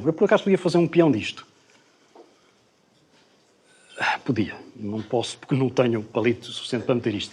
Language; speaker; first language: Portuguese; native; Portuguese